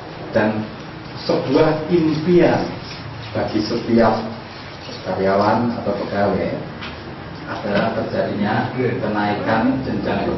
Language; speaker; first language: Indonesian; native; Indonesian